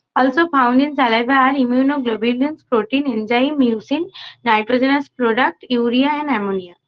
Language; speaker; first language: English; non-native, local second language; Bangla